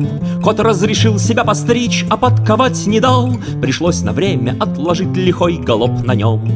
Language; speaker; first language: Russian; native; Russian